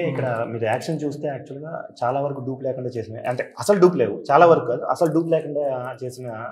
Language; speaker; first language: Telugu; native; Telugu